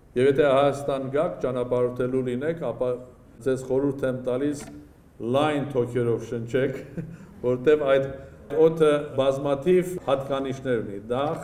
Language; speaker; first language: Armenian; native; Armenian